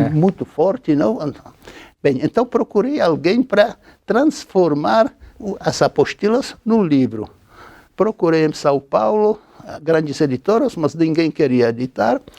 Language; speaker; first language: Portuguese; non-native, fluent; Czech